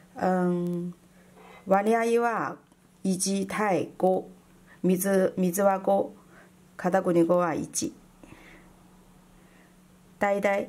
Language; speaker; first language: Japanese; non-native, learner; Chinese